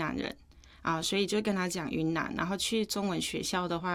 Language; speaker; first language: Chinese; non-native, fluent; Akha